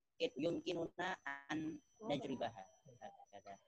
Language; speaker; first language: Arabic; non-native, learner; Indonesian